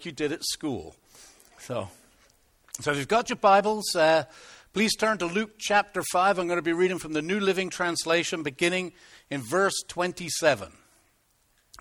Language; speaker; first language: English; native; English